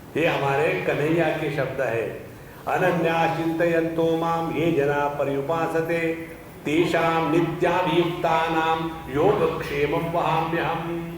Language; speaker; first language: Hindi; non-native, local second language; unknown